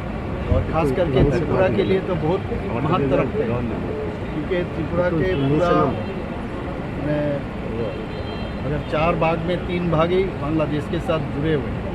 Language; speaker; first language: Hindi; non-native, local second language; Bangla